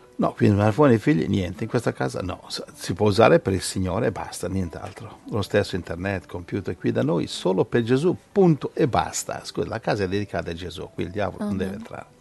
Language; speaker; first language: Italian; native; Italian